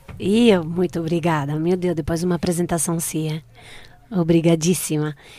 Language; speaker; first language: Portuguese; non-native, fluent; Italian